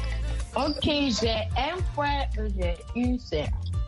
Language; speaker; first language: French; non-native, learner; Akan